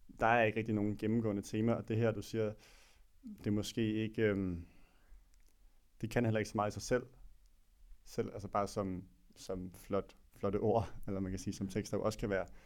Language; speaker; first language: Danish; native; Danish